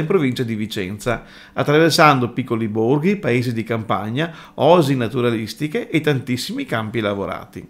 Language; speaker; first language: Italian; native; Italian